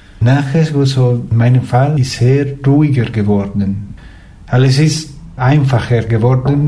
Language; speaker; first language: German; non-native, fluent; Spanish